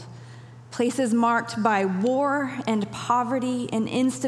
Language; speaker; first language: English; native; English